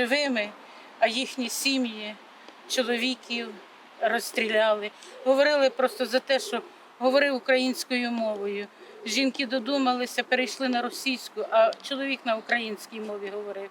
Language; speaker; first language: Ukrainian; native; Ukrainian